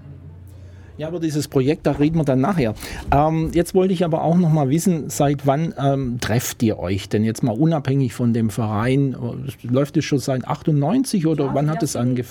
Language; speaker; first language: German; native; German